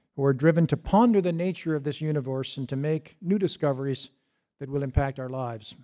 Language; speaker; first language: English; native; English